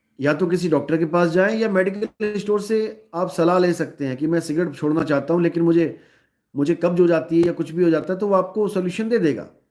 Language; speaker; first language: Hindi; native; Hindi